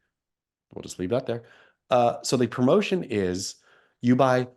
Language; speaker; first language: English; native; English